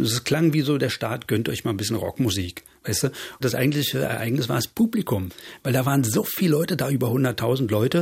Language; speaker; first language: German; native; German